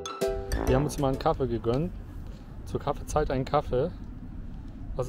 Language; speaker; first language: German; native; German